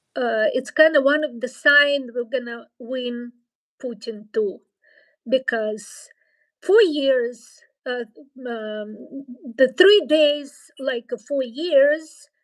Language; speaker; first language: English; non-native, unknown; Ukrainian